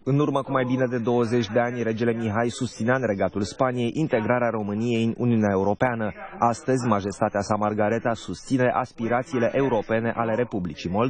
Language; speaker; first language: Romanian; native; Romanian